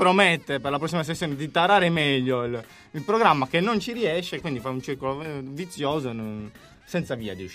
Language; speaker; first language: Italian; native; Italian